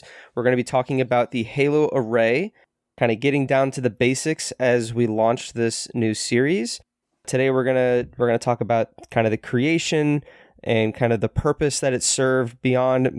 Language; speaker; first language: English; native; English